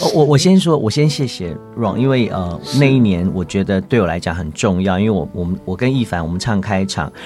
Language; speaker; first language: Chinese; non-native, local second language; Hakka Chinese